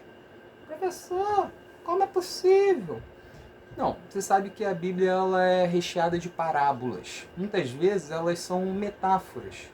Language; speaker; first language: Portuguese; native; Portuguese